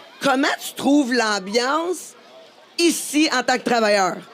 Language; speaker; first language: French; native; French